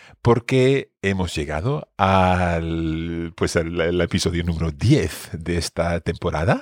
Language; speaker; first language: Spanish; non-native, fluent; English